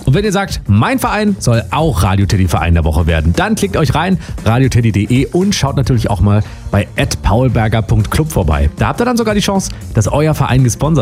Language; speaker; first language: German; native; German